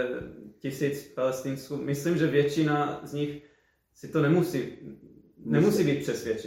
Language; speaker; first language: Czech; non-native, fluent; English